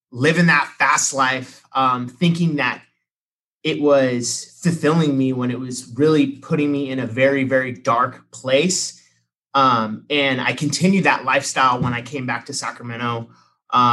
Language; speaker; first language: English; native; English